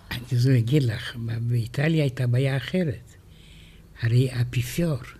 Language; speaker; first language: Hebrew; non-native, fluent; Romanian